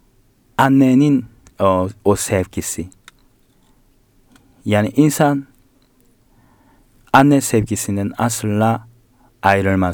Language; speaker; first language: Turkish; non-native, learner; Korean